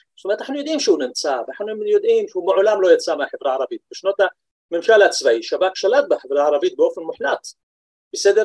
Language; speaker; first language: Hebrew; non-native, local second language; Arabic